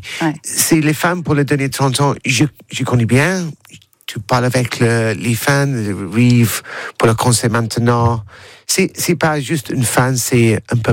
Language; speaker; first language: French; non-native, learner; English